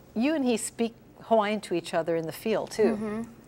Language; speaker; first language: English; native; English